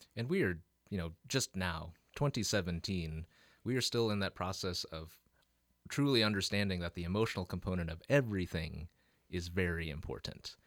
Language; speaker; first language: English; early bilingual, other home language; Filipino